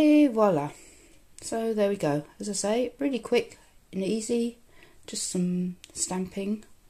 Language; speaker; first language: English; native; English